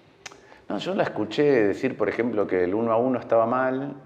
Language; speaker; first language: Spanish; native; Spanish